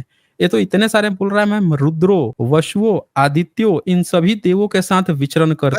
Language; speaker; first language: Hindi; native; Hindi